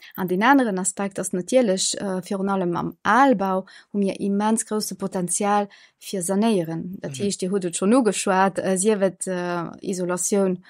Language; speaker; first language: Luxembourgish; early bilingual, other home language; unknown